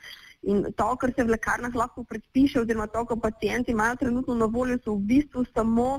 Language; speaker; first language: Slovenian; native; Slovenian